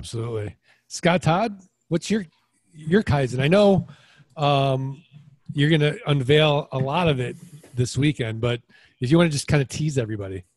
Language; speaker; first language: English; native; English